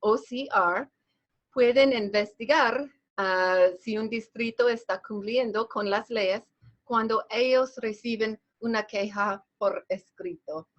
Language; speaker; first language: Spanish; non-native, fluent; English